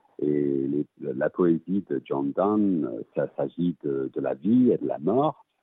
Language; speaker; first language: French; early bilingual, heritage; English